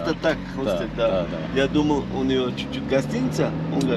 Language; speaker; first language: Russian; non-native, local second language; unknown